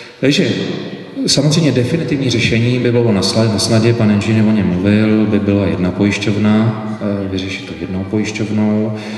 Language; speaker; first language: Czech; native; Czech